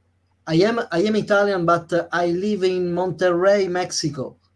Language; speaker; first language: English; non-native, learner; Italian